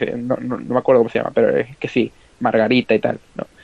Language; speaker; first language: Spanish; native; Spanish